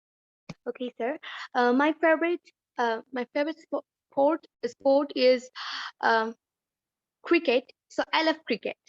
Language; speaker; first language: English; non-native, learner; Bangla